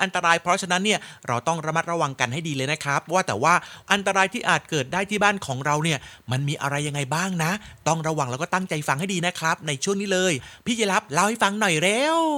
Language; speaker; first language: Thai; native; Thai